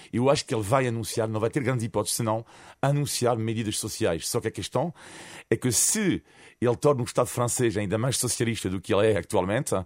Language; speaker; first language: Portuguese; non-native, fluent; French